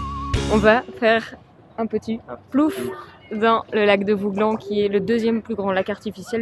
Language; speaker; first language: French; native; French